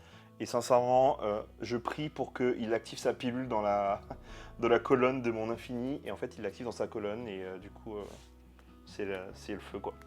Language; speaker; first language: French; native; French